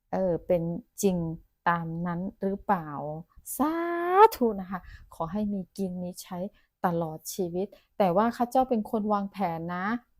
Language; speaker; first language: Thai; non-native, local second language; Chinese